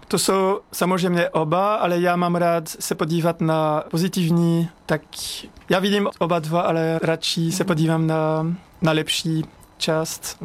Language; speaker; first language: Czech; non-native, fluent; French